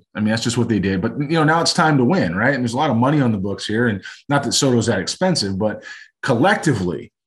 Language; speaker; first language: English; native; English